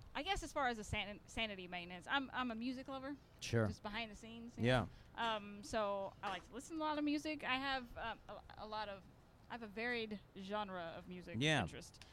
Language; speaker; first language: English; native; English